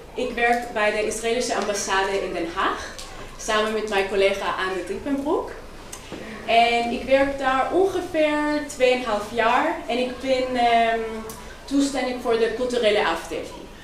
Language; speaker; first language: Dutch; non-native, fluent; Hebrew